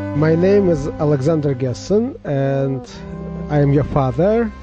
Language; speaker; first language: English; non-native, fluent; Russian